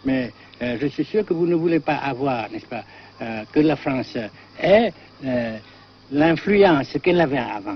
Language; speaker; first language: French; non-native, local second language; Vietnamese